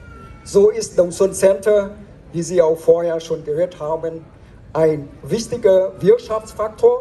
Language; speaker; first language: German; non-native, fluent; Vietnamese